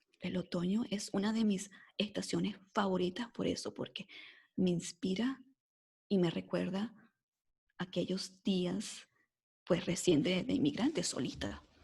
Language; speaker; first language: Spanish; native; Spanish